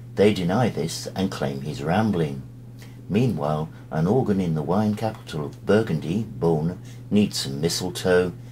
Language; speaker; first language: English; native; English